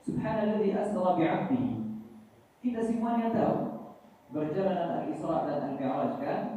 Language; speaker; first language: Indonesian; non-native, fluent; Arabic